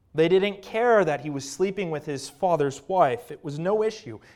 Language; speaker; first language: English; native; English